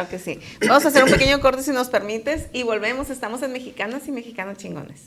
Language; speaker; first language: Spanish; native; Spanish